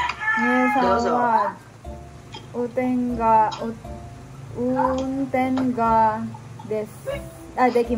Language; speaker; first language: Japanese; non-native, learner; Filipino